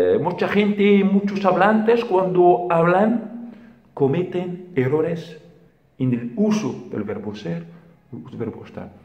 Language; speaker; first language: Spanish; non-native, fluent; Arabic